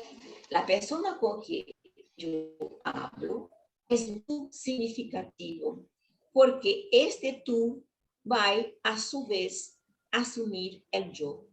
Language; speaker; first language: Spanish; non-native, learner; Portuguese